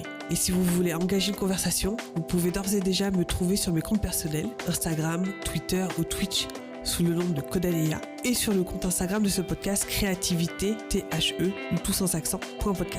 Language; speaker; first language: French; native; French